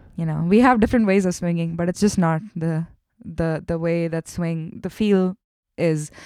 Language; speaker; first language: English; non-native, local second language; Tamil